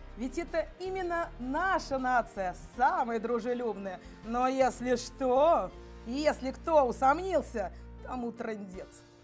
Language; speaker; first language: Russian; native; Russian